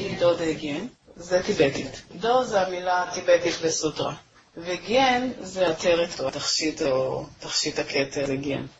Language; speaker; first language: Hebrew; native; Hebrew